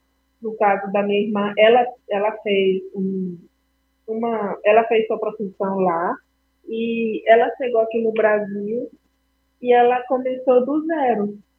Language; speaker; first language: Portuguese; non-native, fluent; Spanish